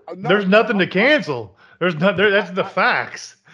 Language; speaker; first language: English; native; English